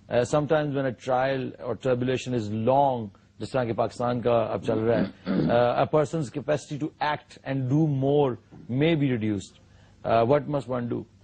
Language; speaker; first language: English; non-native, local second language; Urdu